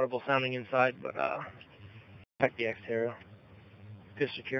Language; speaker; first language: English; native; English